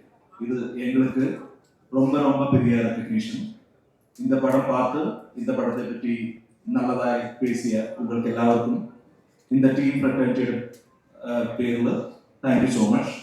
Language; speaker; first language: Tamil; non-native, learner; Malayalam